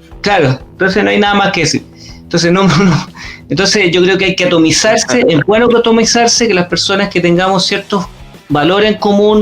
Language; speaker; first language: Spanish; native; Spanish